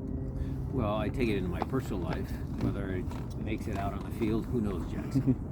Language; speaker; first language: English; native; English